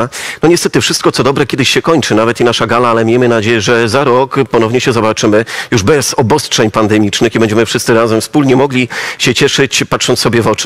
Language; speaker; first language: Polish; native; Polish